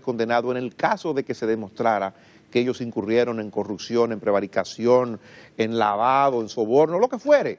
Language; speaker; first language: Spanish; native; Spanish